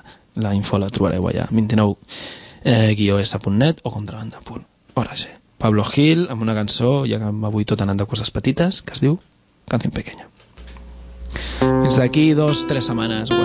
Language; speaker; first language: Catalan; native; Catalan